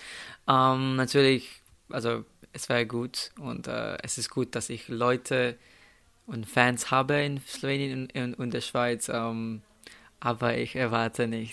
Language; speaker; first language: German; non-native, fluent; Slovenian